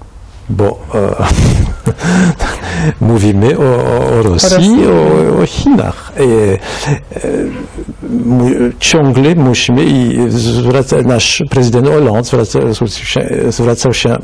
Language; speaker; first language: Polish; non-native, fluent; French